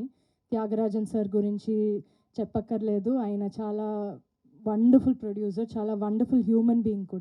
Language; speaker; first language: Telugu; non-native, fluent; Malayalam